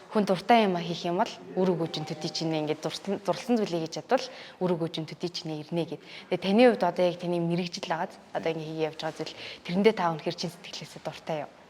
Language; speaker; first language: Mongolian; native; Mongolian